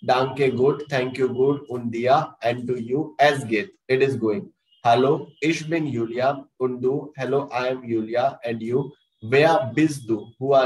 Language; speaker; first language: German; non-native, learner; Hindi